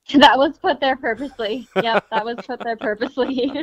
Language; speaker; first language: English; native; English